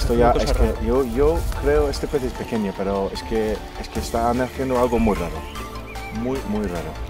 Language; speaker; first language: Spanish; non-native, fluent; English